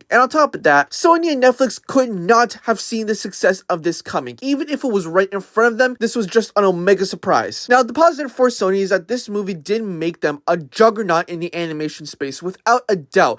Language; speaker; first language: English; native; English